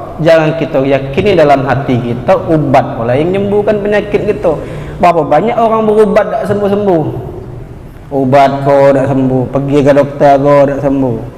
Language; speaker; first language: Malay; native; Malay